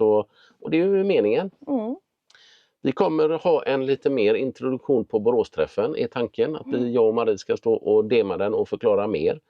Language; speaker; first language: Swedish; native; Swedish